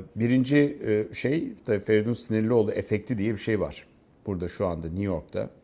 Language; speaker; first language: Turkish; native; Turkish